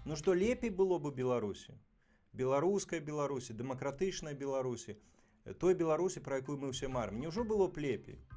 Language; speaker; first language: Belarusian; native; Belarusian